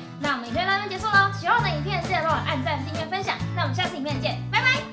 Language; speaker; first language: Chinese; native; Chinese